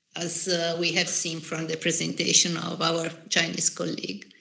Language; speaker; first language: English; non-native, fluent; Italian